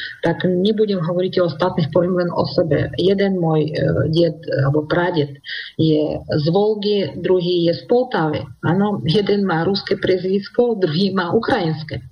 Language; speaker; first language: Slovak; non-native, fluent; Russian